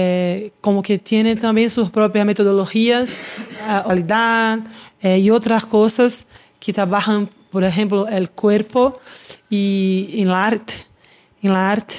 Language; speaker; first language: Spanish; non-native, learner; Portuguese